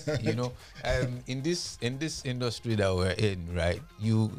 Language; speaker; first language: English; non-native, local second language; Yoruba